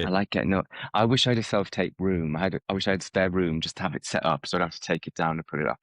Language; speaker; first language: English; native; English